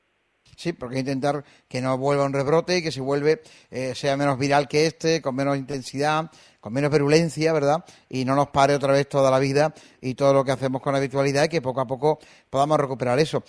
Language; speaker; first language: Spanish; native; Spanish